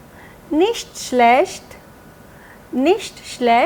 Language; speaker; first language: German; non-native, fluent; Hindi